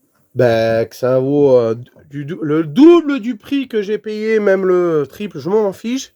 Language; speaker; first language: French; native; French